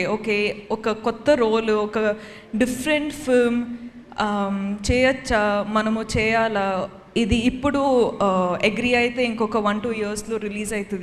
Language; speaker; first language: Telugu; non-native, fluent; Kodava